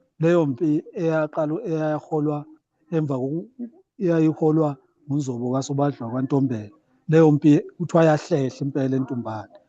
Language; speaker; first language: Zulu; native; Zulu